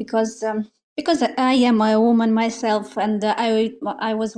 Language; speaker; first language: English; non-native, fluent; Romanian